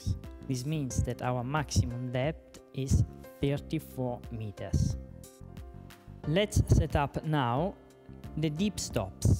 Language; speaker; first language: English; non-native, fluent; Italian